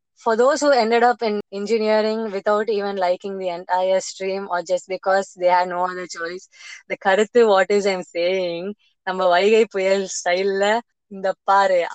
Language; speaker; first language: English; non-native, local second language; Tamil